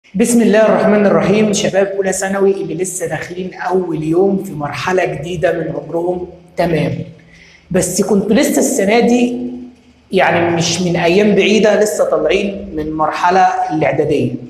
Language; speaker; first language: Arabic; native; Arabic